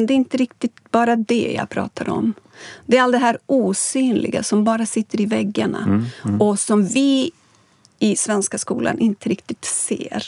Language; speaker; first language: Swedish; non-native, fluent; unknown